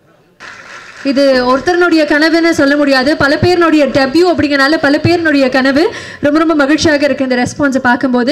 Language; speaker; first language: Tamil; native; Tamil